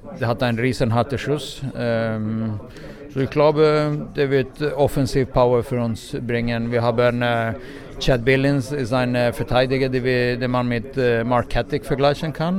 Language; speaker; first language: German; non-native, fluent; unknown